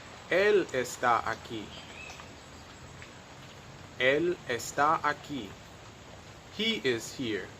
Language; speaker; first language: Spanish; non-native, fluent; English